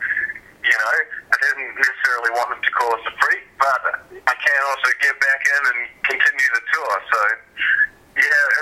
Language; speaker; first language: English; native; English